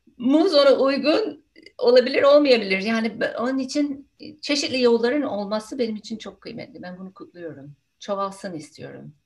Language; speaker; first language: Turkish; non-native, fluent; English